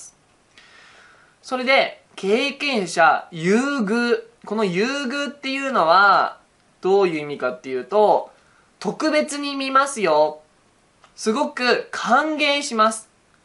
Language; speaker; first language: Japanese; native; Japanese